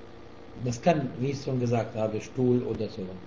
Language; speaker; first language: German; non-native, fluent; Arabic